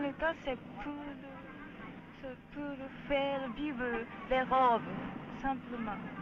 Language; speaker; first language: French; non-native, learner; Japanese